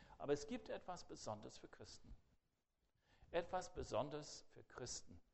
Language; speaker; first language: German; non-native, fluent; English